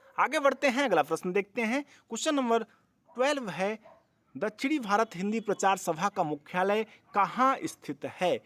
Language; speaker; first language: Hindi; native; Hindi